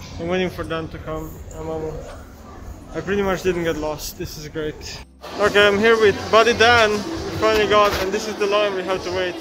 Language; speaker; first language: English; non-native, fluent; Slovenian